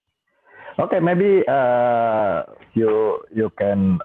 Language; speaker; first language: English; non-native, learner; Indonesian